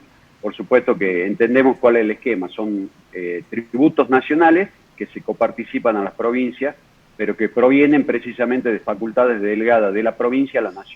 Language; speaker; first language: Spanish; native; Spanish